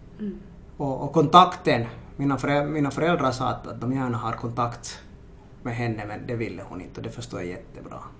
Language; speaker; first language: Swedish; native; Swedish